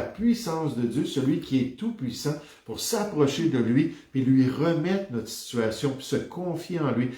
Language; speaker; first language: French; native; French